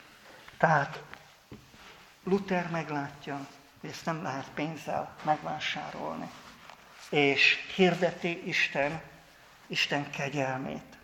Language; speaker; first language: Hungarian; native; Hungarian